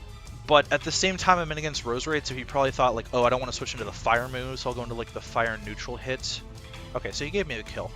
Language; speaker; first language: English; native; English